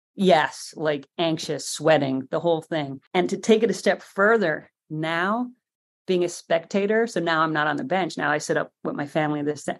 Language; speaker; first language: English; native; English